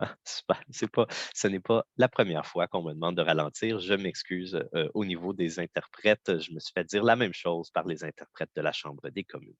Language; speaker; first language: French; native; French